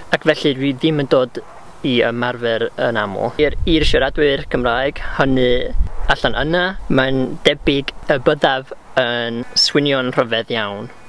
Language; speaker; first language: Welsh; non-native, local second language; English